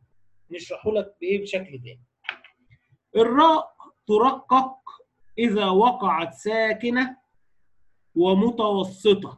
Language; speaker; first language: Arabic; native; Arabic